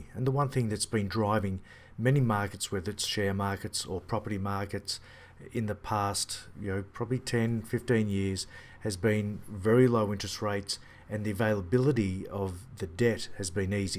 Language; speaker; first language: English; native; English